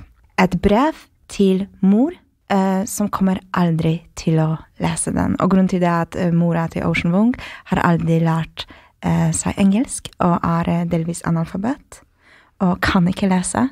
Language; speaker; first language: Norwegian; non-native, fluent; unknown